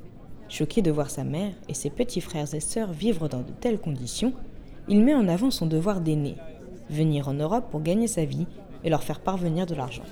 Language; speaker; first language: French; native; French